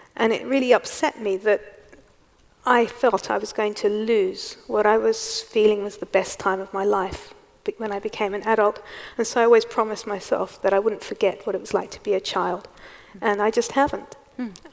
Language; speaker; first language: English; native; English